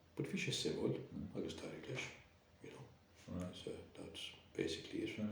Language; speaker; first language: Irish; non-native, local second language; English